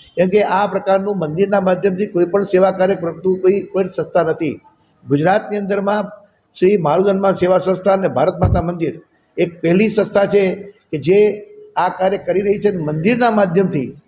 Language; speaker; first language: Gujarati; native; Gujarati